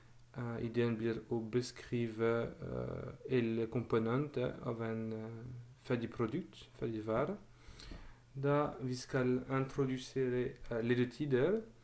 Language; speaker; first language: Norwegian; non-native, learner; Dutch